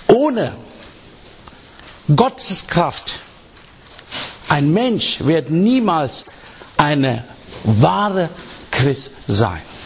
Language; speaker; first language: German; non-native, fluent; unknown